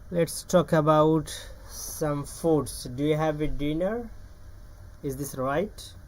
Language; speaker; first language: English; non-native, learner; Bangla